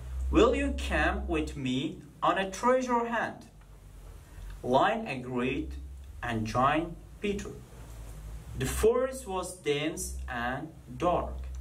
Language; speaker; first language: English; non-native, fluent; Persian